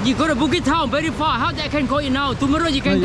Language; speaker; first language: English; non-native, learner; Thai